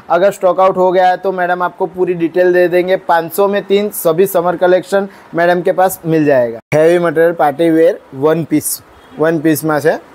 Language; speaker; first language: Hindi; non-native, local second language; Gujarati